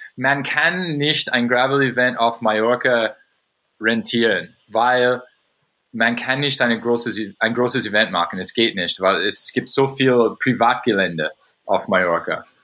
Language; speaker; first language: German; non-native, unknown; English